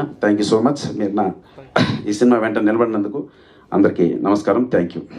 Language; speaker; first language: Telugu; native; Telugu